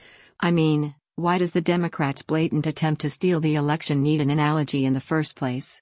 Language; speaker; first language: English; native; English